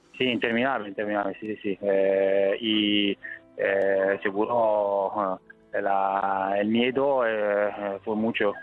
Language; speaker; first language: Spanish; non-native, learner; Italian